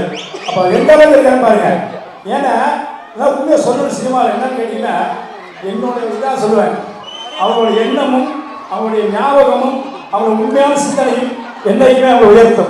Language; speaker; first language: Tamil; native; Tamil